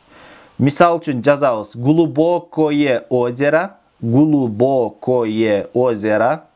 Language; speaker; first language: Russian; non-native, local second language; Kyrgyz